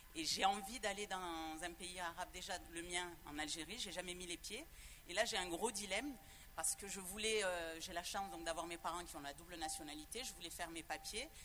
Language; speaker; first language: French; native; French